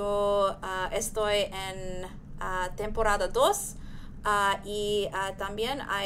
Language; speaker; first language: Spanish; non-native, learner; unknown